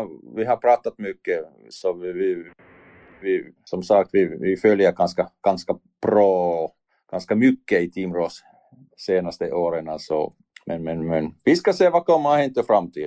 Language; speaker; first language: Swedish; non-native, learner; Finnish